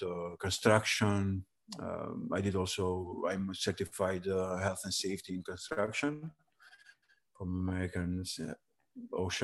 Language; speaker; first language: English; non-native, fluent; Serbian